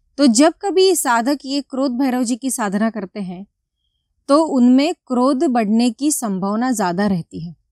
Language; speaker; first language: Hindi; non-native, local second language; Marathi